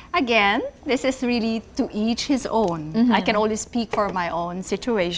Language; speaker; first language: English; non-native, local second language; Filipino